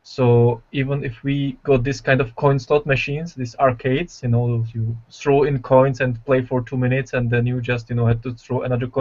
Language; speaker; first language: English; non-native, fluent; Czech